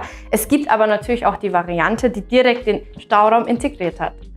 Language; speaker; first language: German; native; German